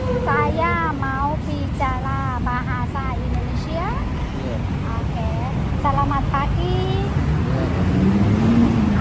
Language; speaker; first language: Indonesian; non-native, learner; Thai